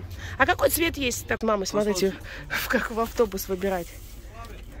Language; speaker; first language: Russian; native; Russian